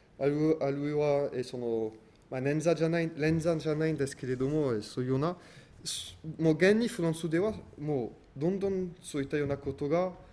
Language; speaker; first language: Japanese; non-native, fluent; French